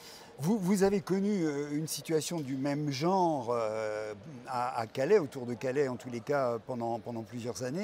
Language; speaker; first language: French; native; French